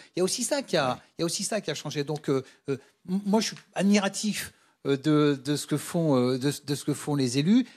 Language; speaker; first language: French; native; French